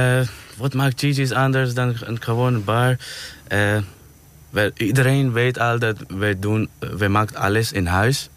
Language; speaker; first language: Dutch; non-native, fluent; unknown